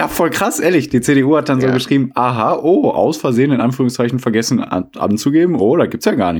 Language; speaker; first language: German; native; German